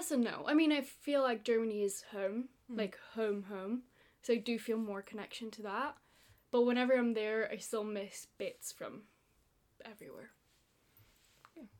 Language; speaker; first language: English; non-native, fluent; Italian